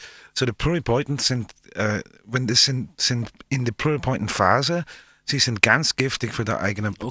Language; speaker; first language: German; non-native, learner; English